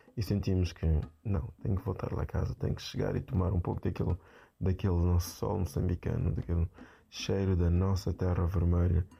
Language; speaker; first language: Portuguese; native; Portuguese